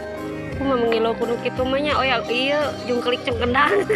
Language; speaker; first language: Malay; non-native, local second language; Sundanese